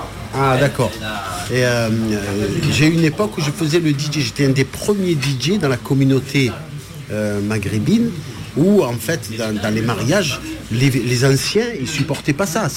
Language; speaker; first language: French; early bilingual, other home language; Arabic